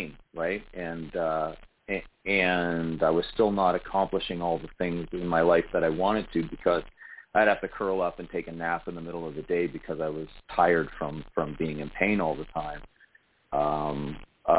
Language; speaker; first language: English; native; English